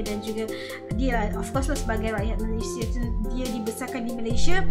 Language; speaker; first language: Malay; native; Malay